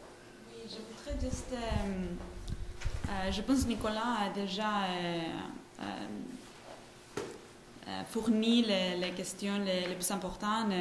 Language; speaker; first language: French; non-native, fluent; Spanish